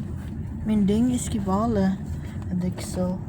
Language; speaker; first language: Dutch; non-native, learner; Filipino